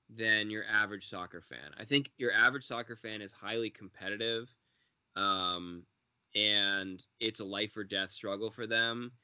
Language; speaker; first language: English; native; English